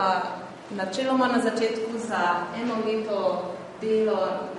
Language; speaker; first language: Slovenian; non-native, fluent; French